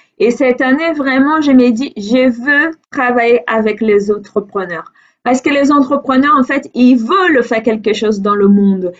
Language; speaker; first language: French; non-native, fluent; Portuguese